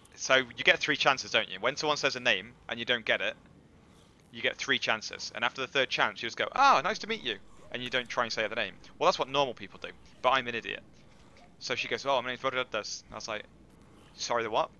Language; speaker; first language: English; native; English